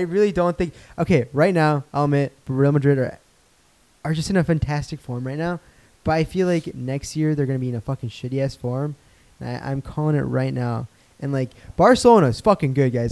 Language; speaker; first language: English; native; English